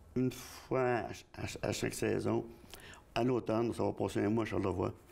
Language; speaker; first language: French; native; French